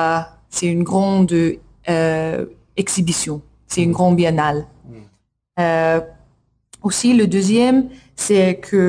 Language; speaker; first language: French; non-native, learner; English